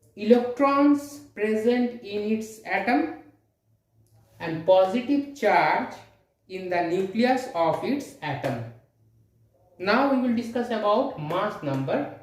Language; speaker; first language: English; non-native, local second language; Hindi